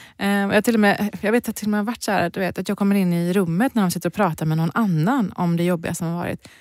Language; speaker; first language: Swedish; early bilingual, other home language; Persian